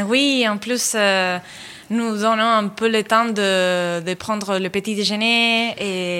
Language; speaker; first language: French; non-native, fluent; Spanish